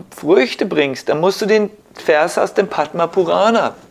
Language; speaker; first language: German; native; German